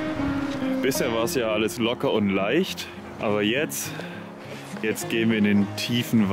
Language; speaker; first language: German; native; German